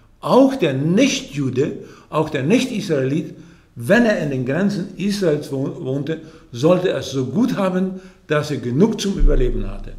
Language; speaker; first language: German; early bilingual, heritage; German